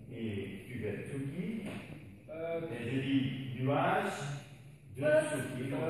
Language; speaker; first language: French; non-native, learner; Dutch